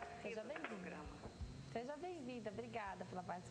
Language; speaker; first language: Portuguese; native; Portuguese